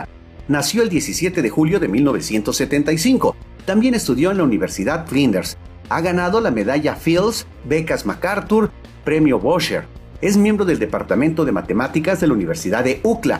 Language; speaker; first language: Spanish; native; Spanish